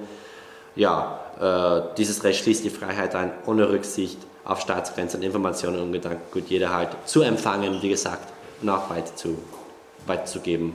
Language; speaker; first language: German; non-native, fluent; English